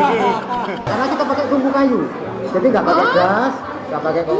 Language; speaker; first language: Indonesian; native; Indonesian